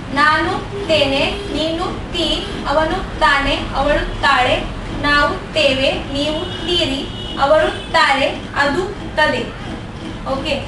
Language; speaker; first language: Kannada; non-native, fluent; Marathi